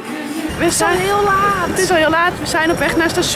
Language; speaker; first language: Dutch; native; Dutch